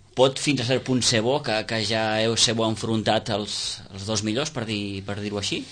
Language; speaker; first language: Catalan; native; Catalan